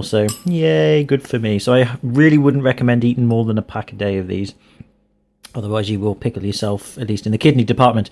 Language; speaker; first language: English; native; English